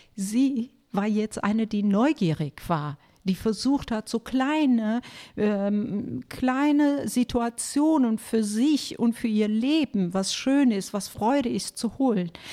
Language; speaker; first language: German; non-native, fluent; Turkish